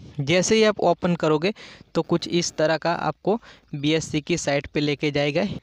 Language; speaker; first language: Hindi; non-native, local second language; Gujarati